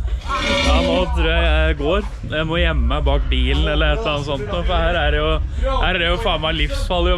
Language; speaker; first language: Norwegian; native; Norwegian